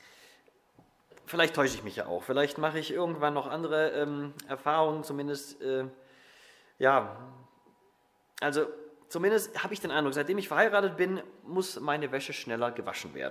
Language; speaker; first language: German; native; German